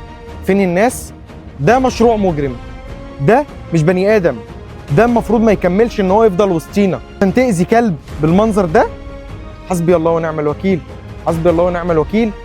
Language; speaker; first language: Arabic; native; Arabic